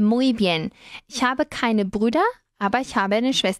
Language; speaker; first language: German; non-native, fluent; Spanish